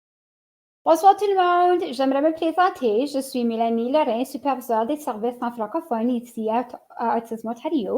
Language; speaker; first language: French; native; French